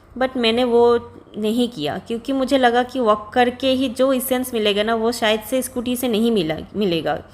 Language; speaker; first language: Hindi; non-native, local second language; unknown